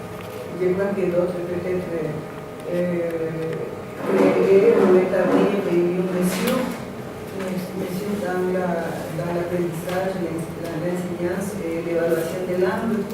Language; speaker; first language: French; non-native, fluent; Spanish